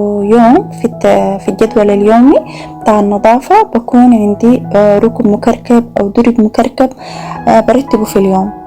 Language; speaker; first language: Arabic; native; Arabic